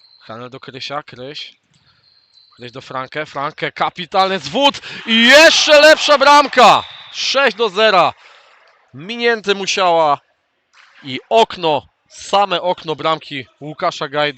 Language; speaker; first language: Polish; native; Polish